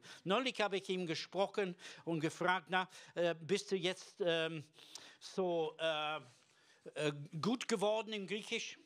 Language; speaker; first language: German; non-native, fluent; English